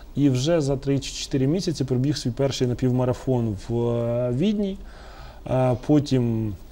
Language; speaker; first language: Ukrainian; native; Ukrainian